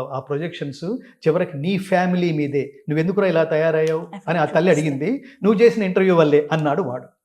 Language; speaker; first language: Telugu; native; Telugu